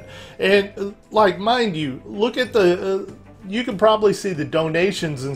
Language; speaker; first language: English; native; English